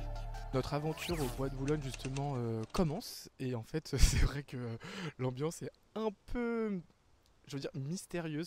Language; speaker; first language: French; native; French